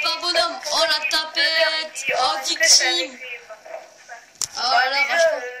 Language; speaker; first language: French; native; French